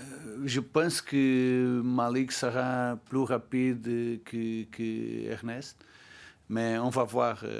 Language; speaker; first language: French; non-native, fluent; Portuguese